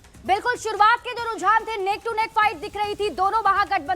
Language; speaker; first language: Hindi; native; Hindi